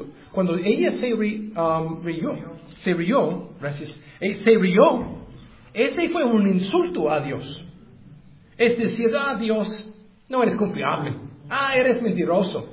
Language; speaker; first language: Spanish; non-native, learner; English